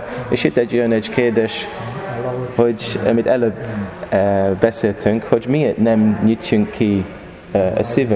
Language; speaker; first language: Hungarian; non-native, learner; English